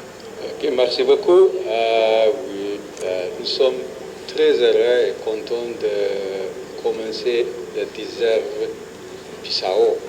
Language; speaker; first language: French; non-native, fluent; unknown